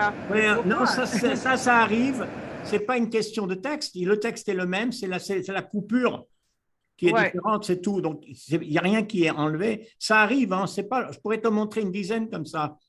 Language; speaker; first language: French; native; French